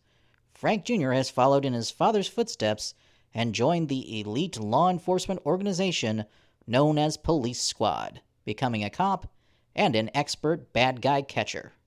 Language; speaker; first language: English; native; English